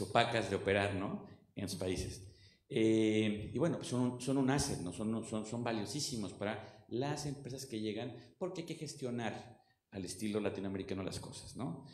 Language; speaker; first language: Spanish; native; Spanish